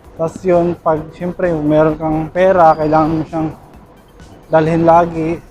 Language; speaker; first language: Filipino; non-native, local second language; Cebuano